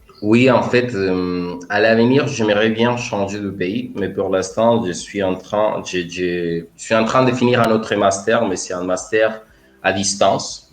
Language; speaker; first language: French; non-native, fluent; Spanish